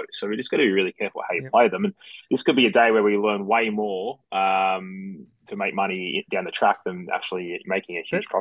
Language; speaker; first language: English; native; English